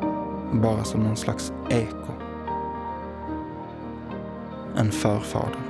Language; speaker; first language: Swedish; native; Swedish